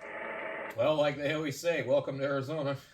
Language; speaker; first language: English; native; English